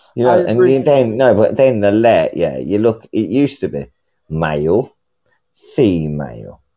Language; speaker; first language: English; native; English